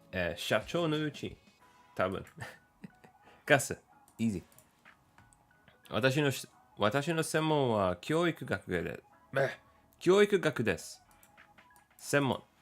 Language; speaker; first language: Japanese; non-native, learner; English